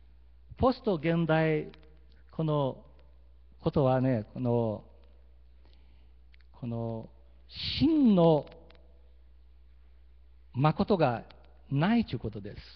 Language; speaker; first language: Japanese; early bilingual, heritage; Portuguese